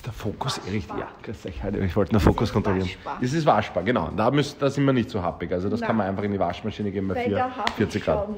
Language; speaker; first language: German; native; German